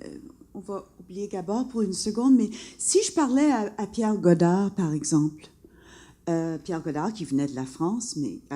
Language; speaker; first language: French; non-native, local second language; English